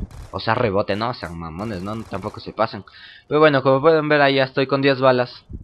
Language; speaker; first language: Spanish; native; Spanish